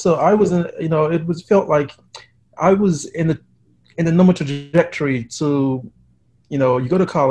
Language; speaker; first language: English; native; English